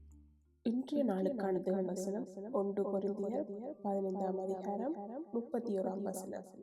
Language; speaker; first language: Tamil; native; Tamil